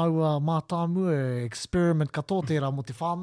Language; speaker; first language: Māori; non-native, local second language; English